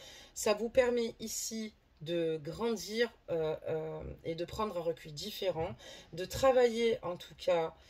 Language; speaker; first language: French; native; French